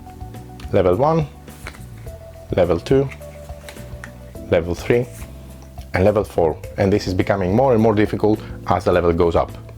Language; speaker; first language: English; non-native, fluent; Greek